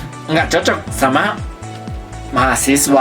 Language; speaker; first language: Indonesian; non-native, fluent; Japanese